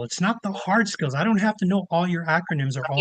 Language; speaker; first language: English; native; English